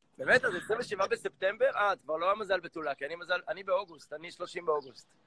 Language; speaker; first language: Hebrew; native; Hebrew